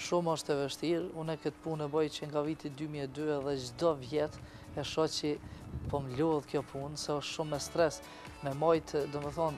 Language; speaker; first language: Albanian; native; Albanian